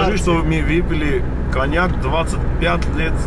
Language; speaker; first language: Russian; non-native, learner; Armenian